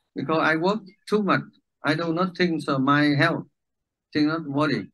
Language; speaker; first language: English; non-native, learner; Vietnamese